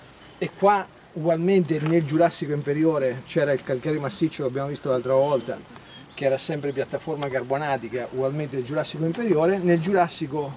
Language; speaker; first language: Italian; native; Italian